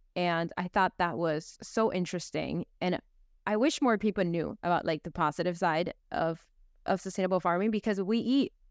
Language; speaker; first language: English; early bilingual, other home language; Spanish